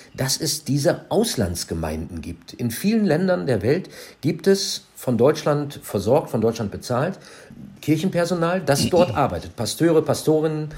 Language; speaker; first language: German; native; German